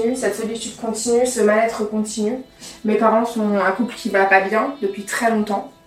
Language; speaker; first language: French; native; French